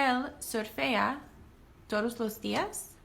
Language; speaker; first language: Spanish; non-native, learner; English